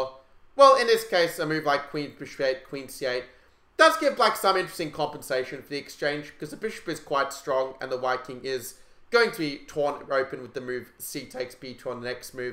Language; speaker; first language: English; native; English